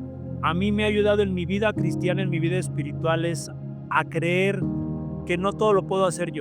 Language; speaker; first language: Spanish; native; Spanish